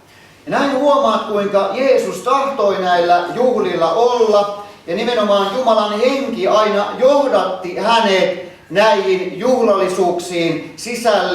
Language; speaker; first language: Finnish; native; Finnish